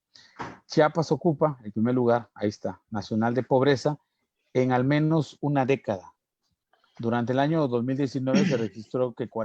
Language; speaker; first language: Spanish; native; Spanish